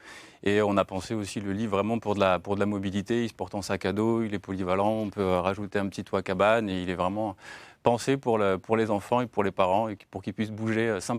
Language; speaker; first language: French; native; French